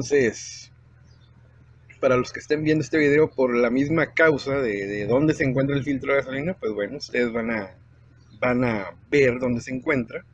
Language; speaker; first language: Spanish; native; Spanish